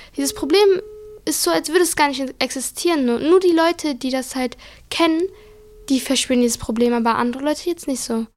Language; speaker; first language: German; early bilingual, other home language; Arabic